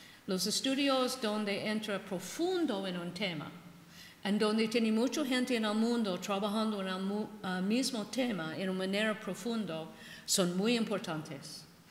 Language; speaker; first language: Spanish; non-native, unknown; English